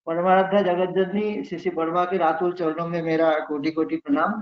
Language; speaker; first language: Hindi; non-native, local second language; Bangla